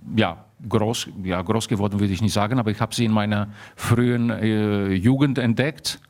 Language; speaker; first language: German; early bilingual, heritage; German